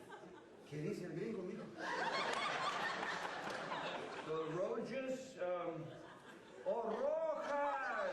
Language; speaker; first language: Spanish; early bilingual, heritage; Spanish